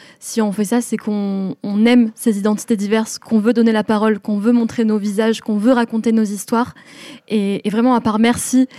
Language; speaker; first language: French; early bilingual, other home language; Arabic